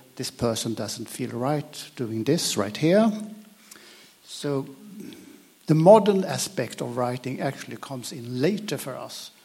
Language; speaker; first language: English; non-native, fluent; Swedish